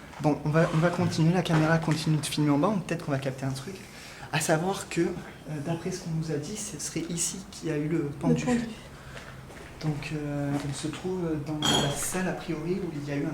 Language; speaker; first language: French; native; French